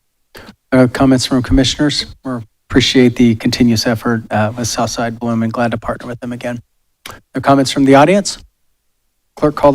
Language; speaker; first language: English; native; English